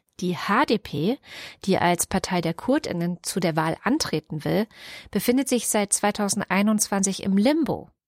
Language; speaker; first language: German; native; German